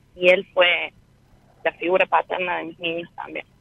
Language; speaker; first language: Spanish; native; Spanish